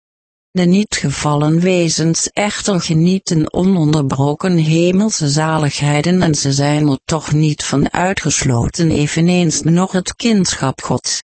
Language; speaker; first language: Dutch; native; Dutch